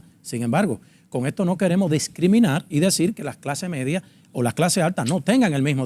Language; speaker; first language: Spanish; native; Spanish